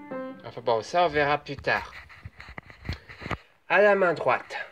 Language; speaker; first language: French; native; French